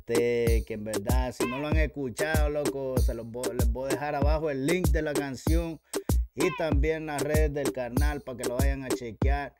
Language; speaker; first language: Spanish; native; Spanish